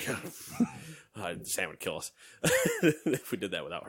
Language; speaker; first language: English; native; English